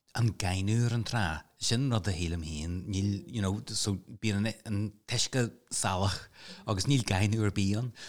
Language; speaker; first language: Irish; non-native, local second language; English